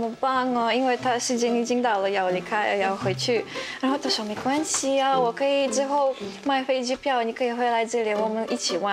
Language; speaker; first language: Chinese; non-native, fluent; Russian